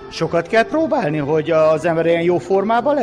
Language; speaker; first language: Hungarian; native; Hungarian